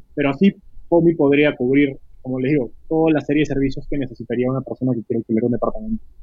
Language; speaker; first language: Spanish; native; Spanish